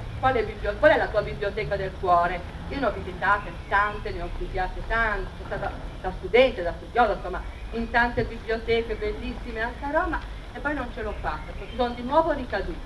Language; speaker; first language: Italian; native; Italian